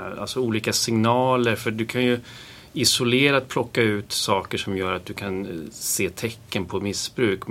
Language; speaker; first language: Swedish; native; Swedish